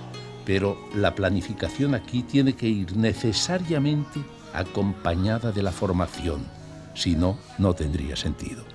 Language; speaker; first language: Spanish; native; Spanish